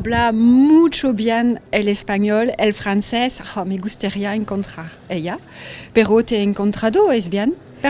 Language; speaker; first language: Spanish; non-native, learner; French